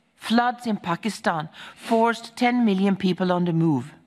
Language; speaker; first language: English; non-native, fluent; Swedish